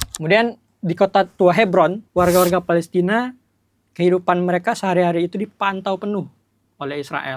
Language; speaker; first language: Indonesian; native; Indonesian